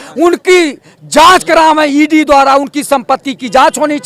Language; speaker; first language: Hindi; native; Hindi